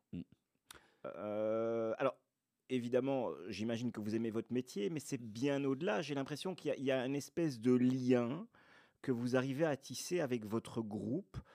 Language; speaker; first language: French; native; French